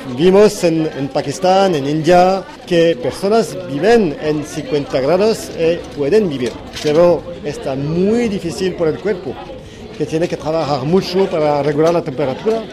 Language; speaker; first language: Spanish; non-native, learner; French